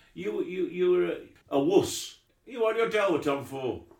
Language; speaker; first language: English; native; English